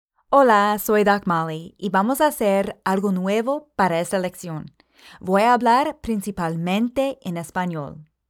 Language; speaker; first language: Spanish; non-native, fluent; English